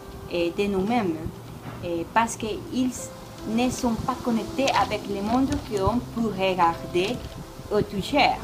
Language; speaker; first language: French; non-native, learner; Spanish